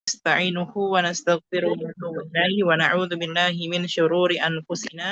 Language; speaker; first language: Arabic; non-native, fluent; Indonesian